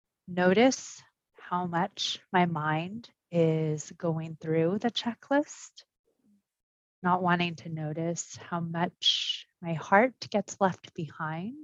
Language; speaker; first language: English; early bilingual, other home language; Japanese